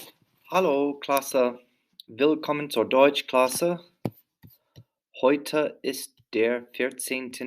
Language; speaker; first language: German; non-native, fluent; English